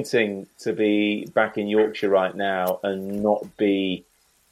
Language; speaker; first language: English; native; English